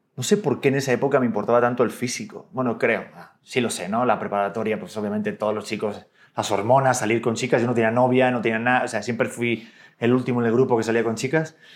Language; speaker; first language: Spanish; native; Spanish